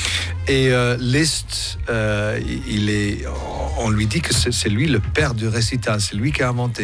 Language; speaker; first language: French; non-native, fluent; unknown